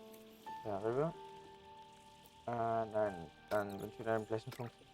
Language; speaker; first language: German; native; German